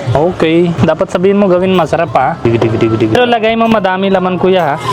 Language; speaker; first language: Filipino; non-native, learner; Hindi